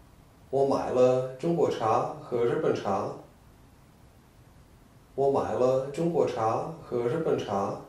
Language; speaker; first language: Chinese; non-native, fluent; Czech